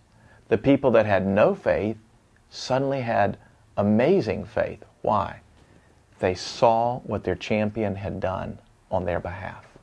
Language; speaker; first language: English; native; English